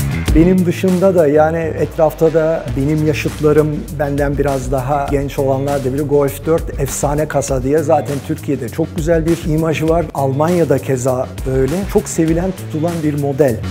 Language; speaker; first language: Turkish; native; Turkish